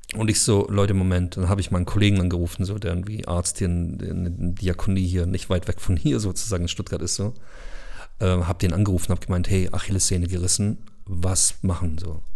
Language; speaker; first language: German; early bilingual, other home language; Bosnian